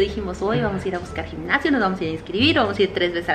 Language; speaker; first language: Spanish; native; Spanish